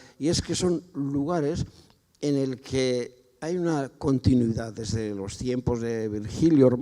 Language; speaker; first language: Spanish; non-native, local second language; Basque